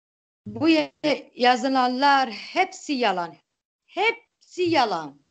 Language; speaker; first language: Turkish; non-native, local second language; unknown